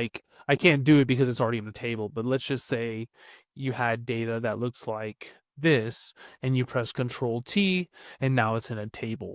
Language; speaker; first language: English; native; English